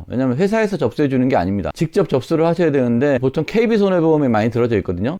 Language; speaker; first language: Korean; native; Korean